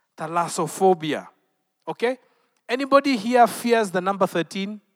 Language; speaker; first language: English; non-native, local second language; Luo (Kenya and Tanzania)